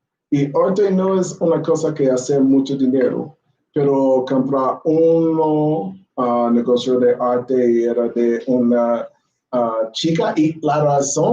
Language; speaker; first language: Spanish; non-native, learner; English